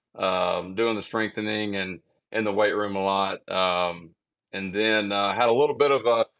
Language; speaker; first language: English; native; English